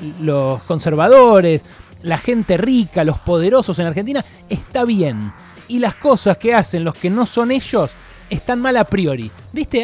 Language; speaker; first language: Spanish; native; Spanish